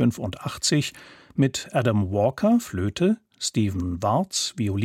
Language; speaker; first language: German; native; German